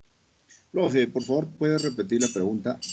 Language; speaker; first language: Spanish; native; Spanish